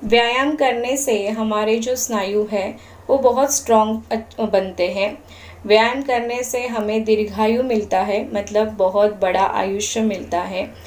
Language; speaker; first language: Hindi; non-native, local second language; Marathi